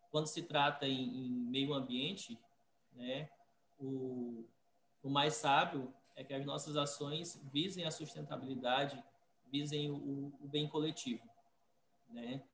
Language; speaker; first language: Portuguese; native; Portuguese